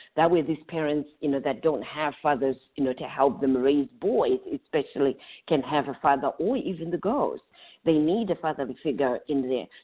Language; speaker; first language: English; non-native, local second language; North Ndebele